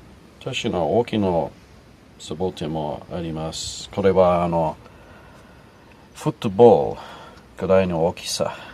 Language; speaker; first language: Japanese; non-native, learner; English